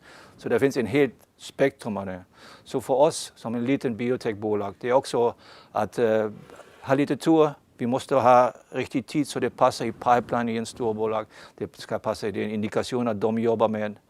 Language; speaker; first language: Swedish; non-native, fluent; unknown